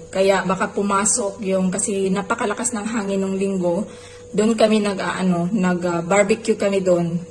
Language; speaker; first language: Filipino; non-native, local second language; Cebuano